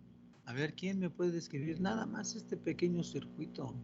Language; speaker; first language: Spanish; native; Spanish